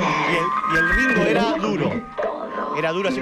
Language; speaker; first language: Spanish; native; Spanish